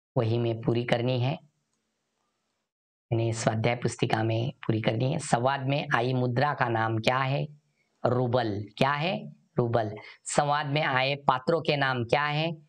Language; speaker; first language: Hindi; non-native, local second language; Marathi